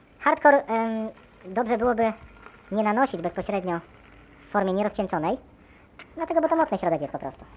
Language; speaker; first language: Polish; native; Polish